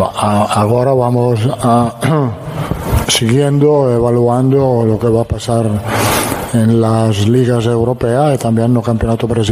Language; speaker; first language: Portuguese; non-native, learner; Italian